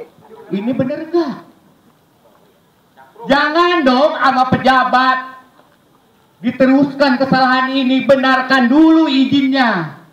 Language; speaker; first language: Indonesian; native; Indonesian